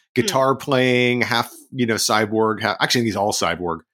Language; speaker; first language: English; native; English